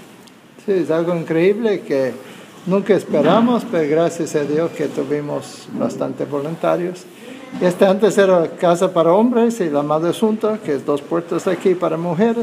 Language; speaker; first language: Spanish; non-native, fluent; English